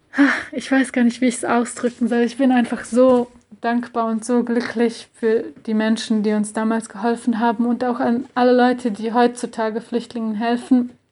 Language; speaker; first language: German; early bilingual, other home language; Bosnian